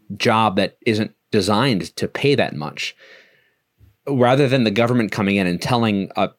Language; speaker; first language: English; native; English